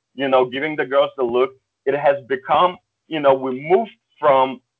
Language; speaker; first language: English; early bilingual, other home language; Russian